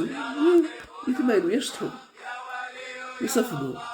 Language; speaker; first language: Arabic; native; Arabic